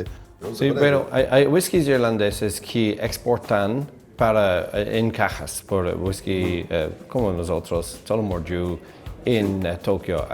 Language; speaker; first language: Spanish; non-native, fluent; English